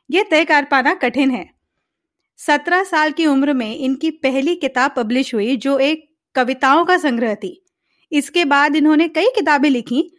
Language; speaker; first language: Hindi; native; Hindi